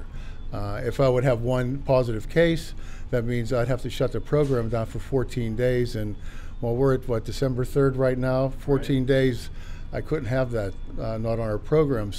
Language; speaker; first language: English; native; English